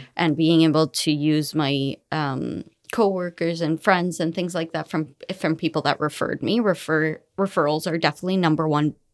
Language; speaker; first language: English; early bilingual, other home language; Arabic